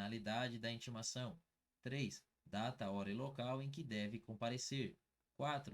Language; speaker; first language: Portuguese; native; Portuguese